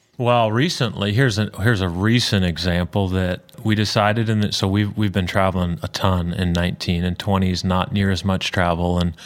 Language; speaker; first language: English; native; English